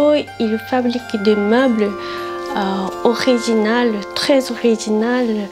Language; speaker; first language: French; non-native, learner; Japanese